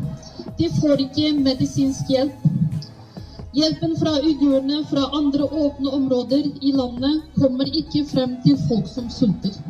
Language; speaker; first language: Norwegian; non-native, fluent; Uyghur